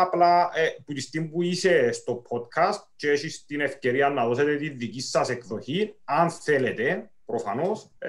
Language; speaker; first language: Greek; native; Greek